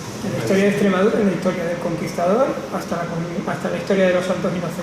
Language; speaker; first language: Spanish; native; Spanish